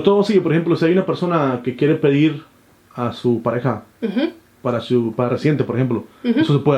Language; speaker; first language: Spanish; native; Spanish